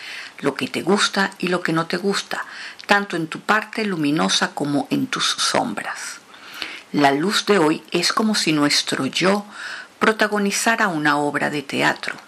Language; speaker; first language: Spanish; native; Spanish